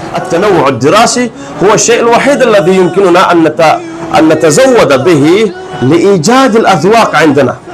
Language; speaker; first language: Arabic; non-native, fluent; Urdu